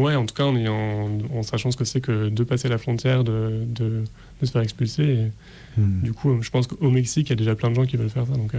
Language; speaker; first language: French; native; French